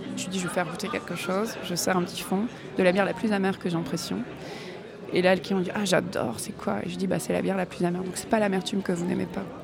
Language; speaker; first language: French; native; French